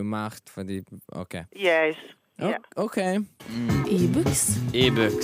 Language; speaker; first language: Dutch; non-native, learner; Norwegian